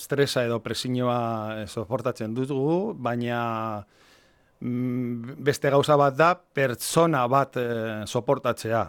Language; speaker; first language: Basque; non-native, local second language; Spanish